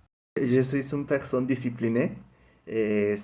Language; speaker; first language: French; non-native, learner; Spanish